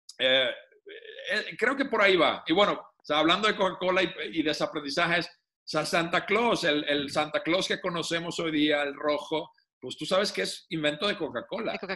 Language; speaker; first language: Spanish; non-native, fluent; Finnish